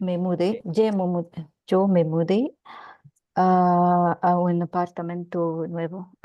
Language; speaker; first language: Spanish; non-native, learner; English